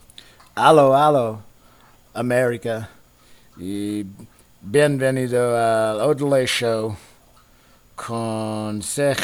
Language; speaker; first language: Spanish; non-native, fluent; English